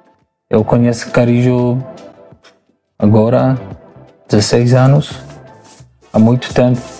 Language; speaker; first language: Portuguese; non-native, fluent; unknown